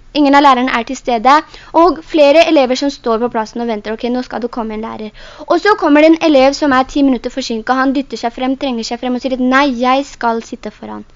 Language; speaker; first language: Norwegian; early bilingual, other home language; Urdu